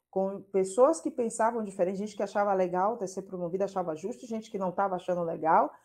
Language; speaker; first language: Portuguese; native; Portuguese